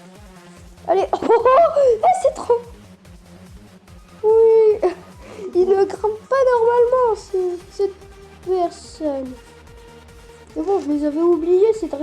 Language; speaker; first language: French; native; French